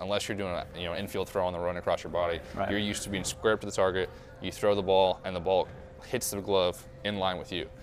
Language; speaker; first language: English; native; English